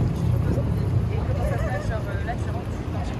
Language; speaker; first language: French; native; French